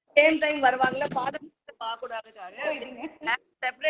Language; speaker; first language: Tamil; non-native, local second language; Hindi